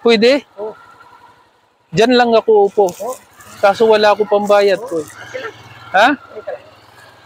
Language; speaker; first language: Filipino; non-native, learner; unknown